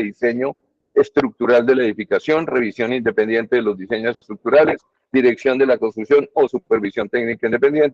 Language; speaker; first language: Spanish; native; Spanish